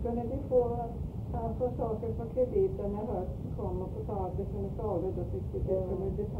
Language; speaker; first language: Swedish; early bilingual, heritage; Swedish